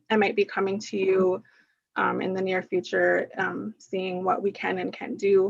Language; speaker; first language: English; early bilingual, other home language; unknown